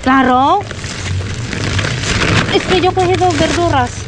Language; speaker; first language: Spanish; non-native, learner; Filipino